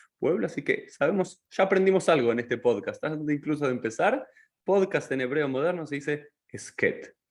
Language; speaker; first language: Spanish; native; Spanish